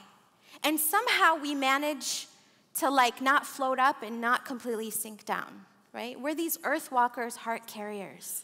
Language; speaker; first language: English; early bilingual, other home language; Arabic